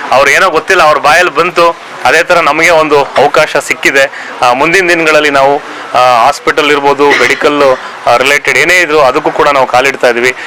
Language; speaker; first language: Kannada; native; Kannada